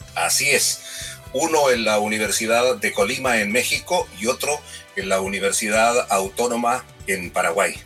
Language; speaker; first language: Spanish; native; Spanish